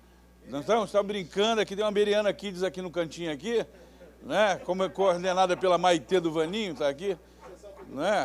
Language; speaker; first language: Portuguese; native; Portuguese